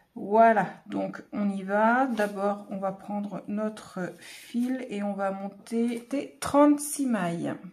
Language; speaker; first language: French; native; French